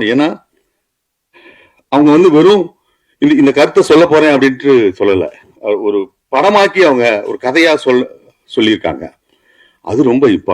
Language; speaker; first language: Tamil; native; Tamil